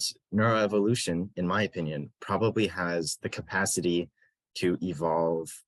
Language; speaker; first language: English; native; English